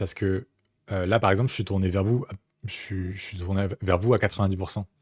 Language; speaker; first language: French; native; French